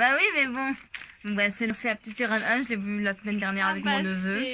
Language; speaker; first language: French; native; French